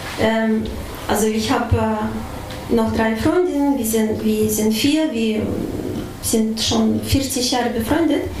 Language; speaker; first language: German; non-native, fluent; Russian